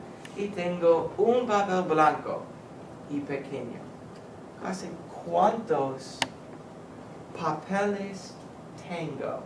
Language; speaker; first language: Spanish; non-native, fluent; English